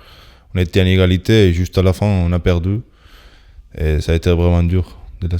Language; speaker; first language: French; non-native, fluent; Spanish